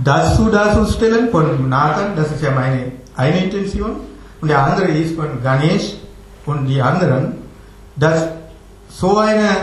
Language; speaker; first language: German; non-native, learner; Tamil